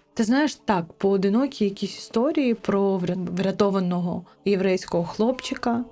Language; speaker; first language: Ukrainian; non-native, local second language; Crimean Tatar